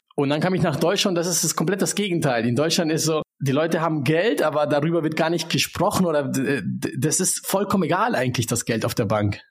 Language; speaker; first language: German; early bilingual, other home language; Spanish